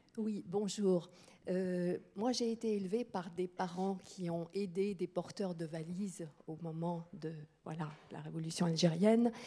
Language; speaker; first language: French; native; French